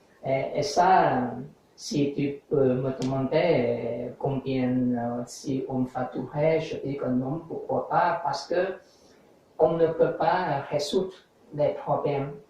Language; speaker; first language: French; non-native, learner; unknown